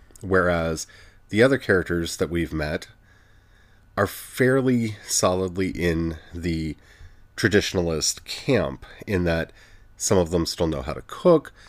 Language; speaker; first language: English; native; English